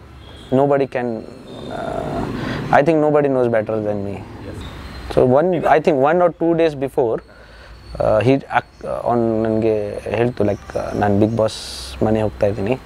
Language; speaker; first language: Kannada; non-native, learner; Nepali